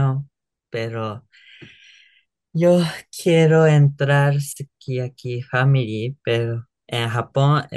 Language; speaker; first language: Spanish; non-native, learner; Japanese